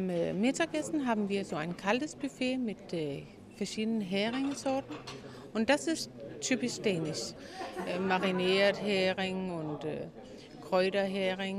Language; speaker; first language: German; non-native, fluent; Danish